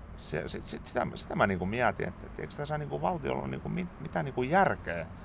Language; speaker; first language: Finnish; native; Finnish